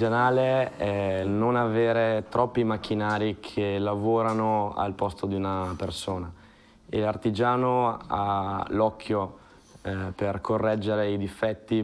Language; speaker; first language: Italian; native; Italian